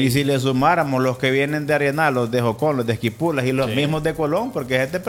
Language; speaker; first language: Spanish; native; Spanish